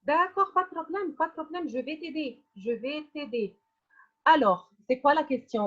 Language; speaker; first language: French; non-native, fluent; Arabic